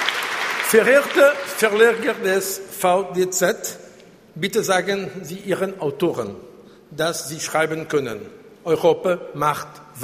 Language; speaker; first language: German; non-native, fluent; Portuguese